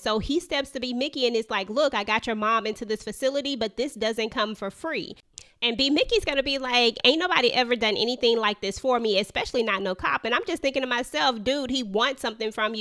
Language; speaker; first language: English; native; English